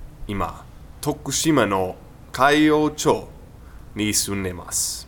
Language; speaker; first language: Japanese; non-native, learner; English